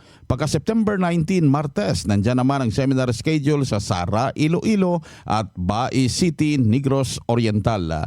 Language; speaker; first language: Filipino; native; Filipino